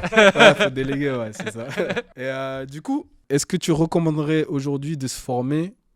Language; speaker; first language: French; native; French